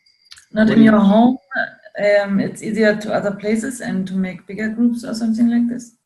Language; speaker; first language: English; non-native, learner; German